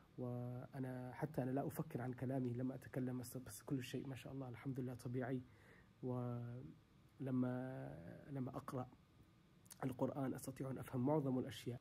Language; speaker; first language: Arabic; non-native, fluent; English